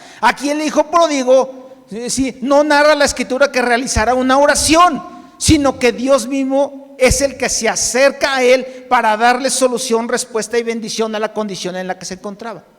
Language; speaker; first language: Spanish; native; Spanish